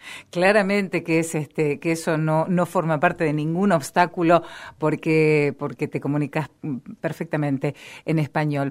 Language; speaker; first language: Spanish; native; Spanish